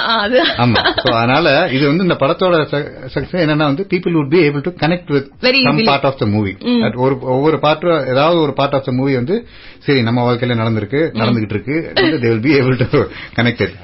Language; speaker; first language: Tamil; native; Tamil